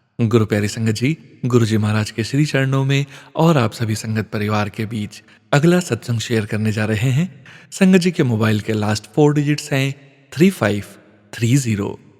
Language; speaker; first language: Hindi; native; Hindi